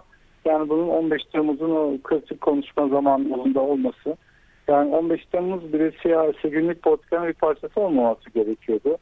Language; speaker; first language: Turkish; native; Turkish